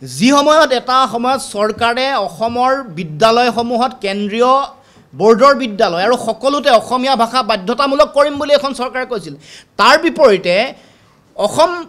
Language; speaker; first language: Assamese; native; Assamese